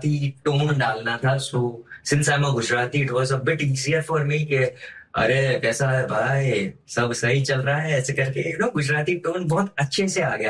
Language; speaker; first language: Hindi; non-native, local second language; Gujarati